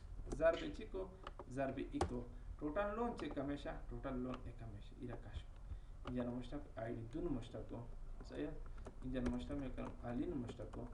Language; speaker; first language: Persian; non-native, local second language; Pashto